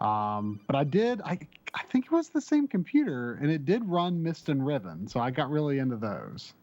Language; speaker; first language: English; native; English